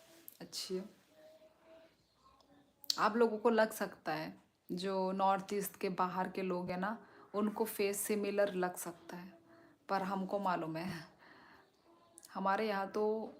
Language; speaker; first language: Hindi; non-native, local second language; Kok Borok